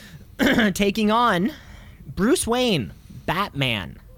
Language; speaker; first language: English; native; English